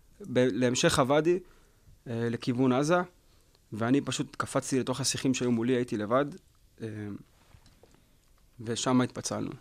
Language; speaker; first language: Hebrew; native; Hebrew